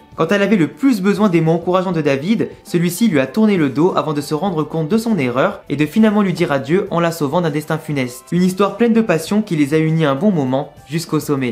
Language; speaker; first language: French; native; French